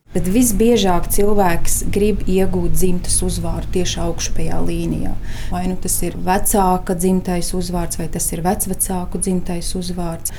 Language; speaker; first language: Latvian; native; Latvian